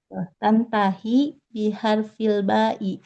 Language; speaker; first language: Arabic; non-native, learner; Indonesian